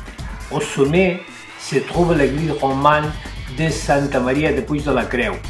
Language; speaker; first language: French; non-native, learner; Spanish